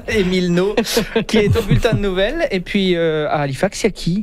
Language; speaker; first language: French; native; French